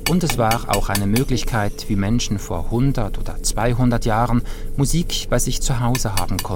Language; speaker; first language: German; native; German